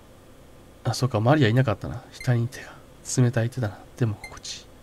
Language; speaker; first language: Japanese; native; Japanese